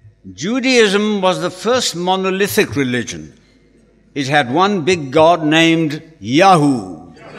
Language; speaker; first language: English; non-native, local second language; Urdu